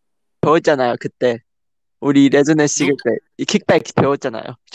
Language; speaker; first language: Korean; non-native, fluent; Chinese